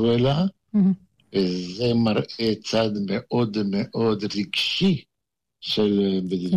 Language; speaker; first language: Hebrew; non-native, fluent; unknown